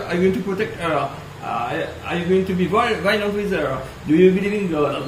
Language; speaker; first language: English; non-native, learner; French